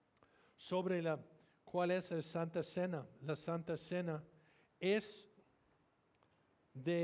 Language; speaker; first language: Spanish; non-native, fluent; English